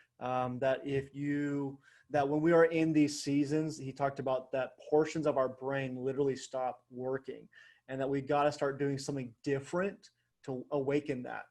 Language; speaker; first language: English; native; English